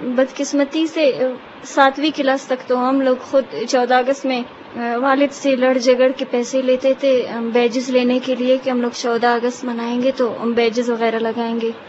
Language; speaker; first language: Urdu; non-native, local second language; Baluchi